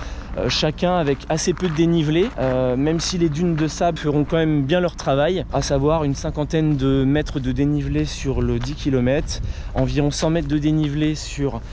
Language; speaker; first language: French; native; French